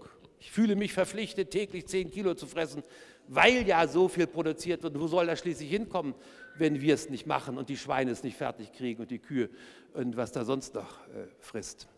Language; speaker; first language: German; native; German